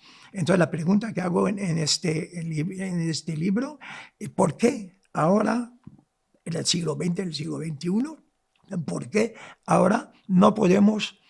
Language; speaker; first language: Spanish; non-native, local second language; Arabic